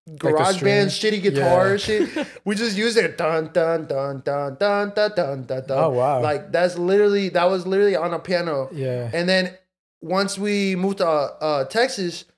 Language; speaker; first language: English; early bilingual, other home language; Spanish